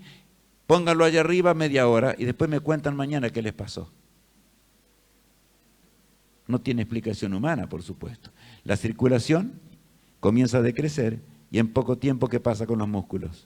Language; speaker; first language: Spanish; native; Spanish